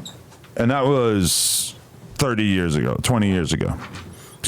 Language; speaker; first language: English; native; English